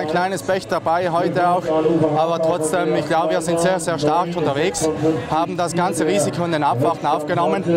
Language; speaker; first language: German; non-native, fluent; Italian